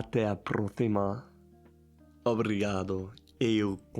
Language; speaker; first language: Portuguese; non-native, learner; German